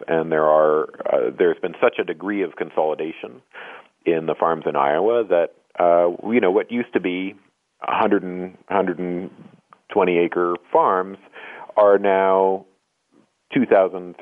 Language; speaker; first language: English; native; English